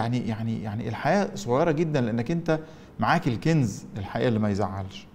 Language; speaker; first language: Arabic; native; Arabic